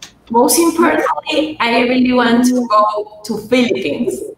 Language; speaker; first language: English; non-native, fluent; Spanish